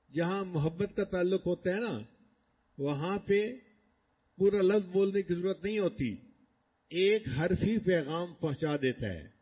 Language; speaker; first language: Urdu; non-native, local second language; Punjabi